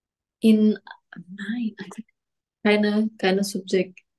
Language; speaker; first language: German; non-native, learner; Indonesian